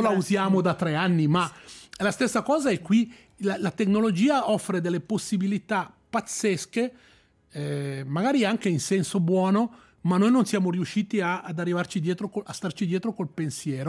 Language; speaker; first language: Italian; native; Italian